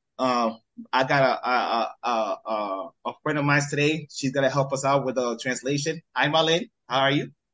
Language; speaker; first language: English; early bilingual, other home language; Spanish